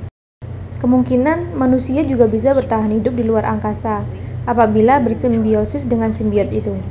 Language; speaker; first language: Indonesian; native; Indonesian